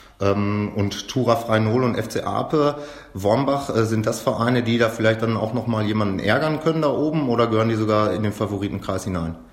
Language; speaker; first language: German; native; German